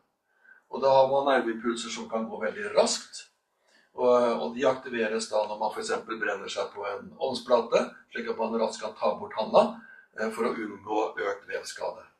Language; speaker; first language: Norwegian; native; Norwegian